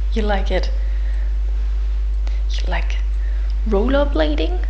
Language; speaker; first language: English; non-native, fluent; German